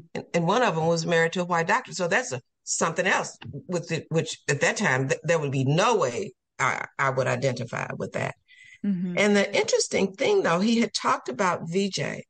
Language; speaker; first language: English; native; English